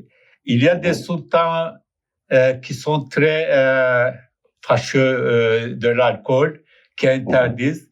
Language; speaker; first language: French; non-native, fluent; Turkish